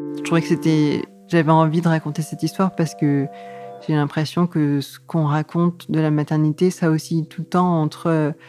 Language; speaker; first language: French; native; French